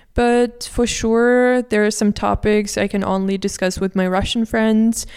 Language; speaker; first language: English; non-native, fluent; Russian